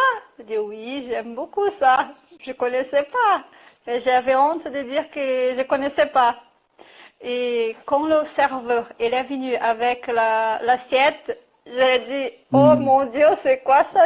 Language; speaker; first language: French; non-native, fluent; Portuguese